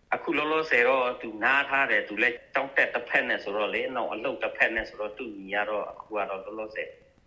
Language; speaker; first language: Burmese; non-native, local second language; Shan